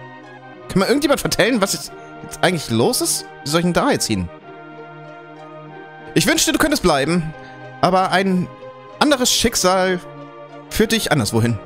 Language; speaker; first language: German; native; German